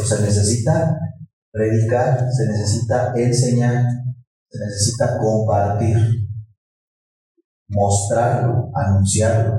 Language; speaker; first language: Spanish; native; Spanish